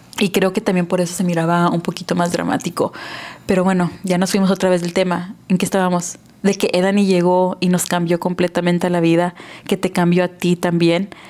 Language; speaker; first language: Spanish; early bilingual, heritage; Spanish